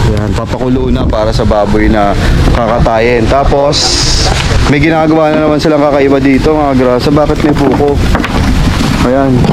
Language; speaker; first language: Filipino; native; Filipino